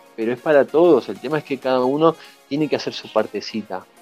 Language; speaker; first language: Spanish; native; Spanish